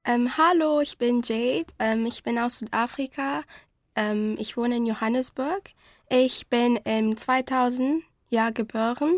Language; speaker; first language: German; non-native, learner; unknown